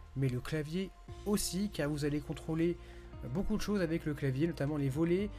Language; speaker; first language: French; native; French